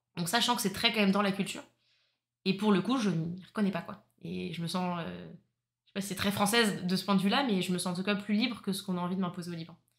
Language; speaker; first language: French; native; French